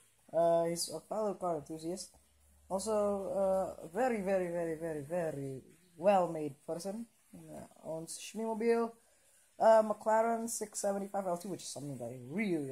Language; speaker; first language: English; non-native, local second language; Indonesian